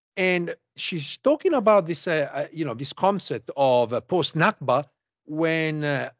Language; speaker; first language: English; non-native, fluent; Italian